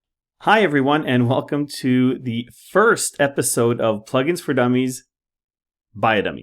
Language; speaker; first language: English; non-native, fluent; Norwegian